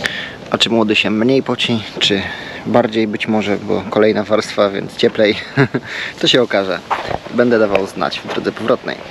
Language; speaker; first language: Polish; native; Polish